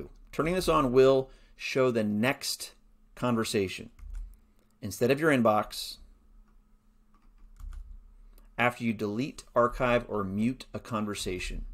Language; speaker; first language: English; native; English